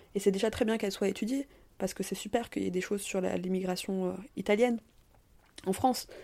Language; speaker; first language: French; native; French